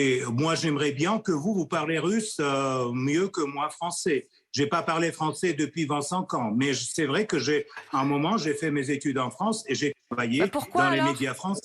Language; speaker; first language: French; non-native, fluent; Russian